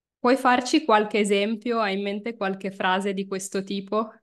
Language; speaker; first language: Italian; native; Italian